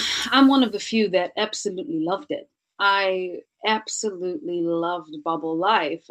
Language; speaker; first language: English; native; English